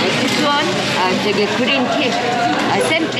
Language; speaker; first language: English; non-native, learner; Lao